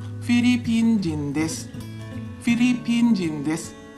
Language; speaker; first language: Japanese; non-native, fluent; Filipino